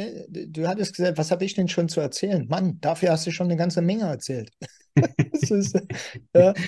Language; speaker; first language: German; native; German